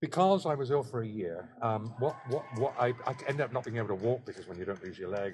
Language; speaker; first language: English; native; English